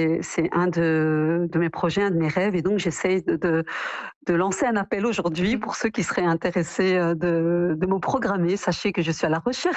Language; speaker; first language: French; native; French